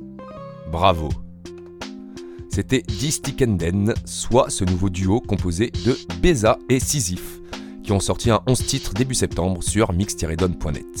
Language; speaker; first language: French; native; French